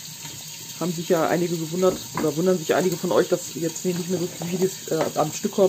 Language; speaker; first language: German; native; German